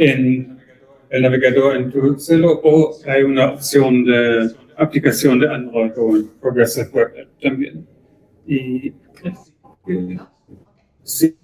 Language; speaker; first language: Spanish; non-native, learner; German